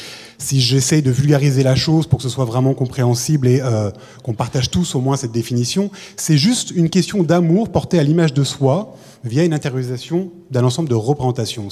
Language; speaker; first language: French; native; French